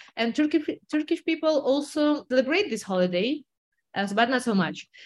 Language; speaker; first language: English; non-native, fluent; Russian